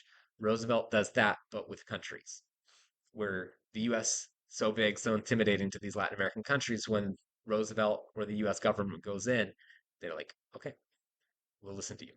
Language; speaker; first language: English; native; English